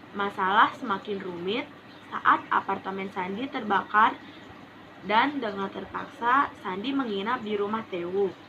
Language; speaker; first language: Indonesian; native; Indonesian